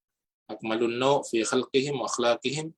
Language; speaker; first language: Arabic; non-native, fluent; Filipino